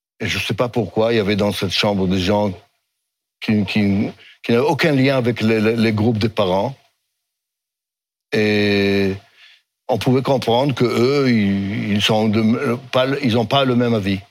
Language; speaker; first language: French; non-native, fluent; Hebrew